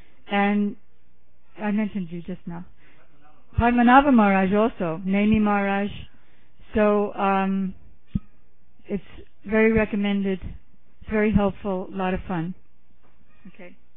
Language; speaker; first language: English; native; English